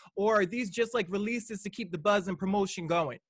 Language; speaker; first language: English; native; English